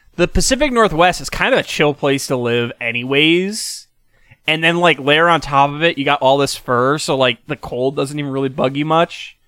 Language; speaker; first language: English; native; English